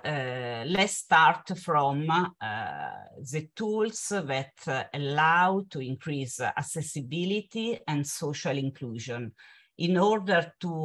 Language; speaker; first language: English; non-native, fluent; Italian